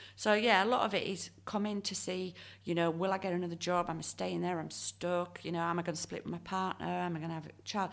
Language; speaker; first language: English; native; English